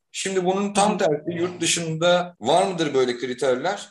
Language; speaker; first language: Turkish; native; Turkish